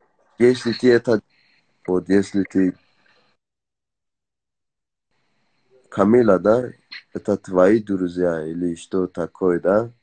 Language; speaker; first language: Russian; non-native, learner; Persian